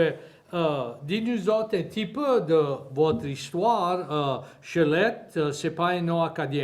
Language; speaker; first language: French; native; French